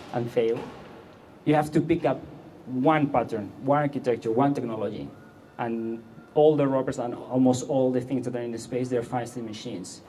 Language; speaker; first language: English; non-native, fluent; Catalan